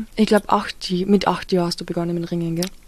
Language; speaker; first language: German; native; German